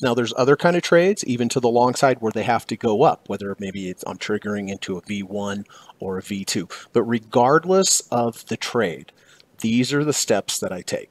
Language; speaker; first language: English; native; English